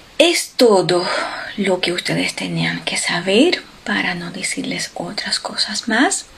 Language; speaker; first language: Spanish; non-native, fluent; Ukrainian